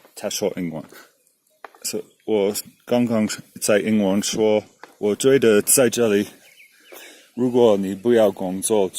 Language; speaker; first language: Chinese; non-native, learner; English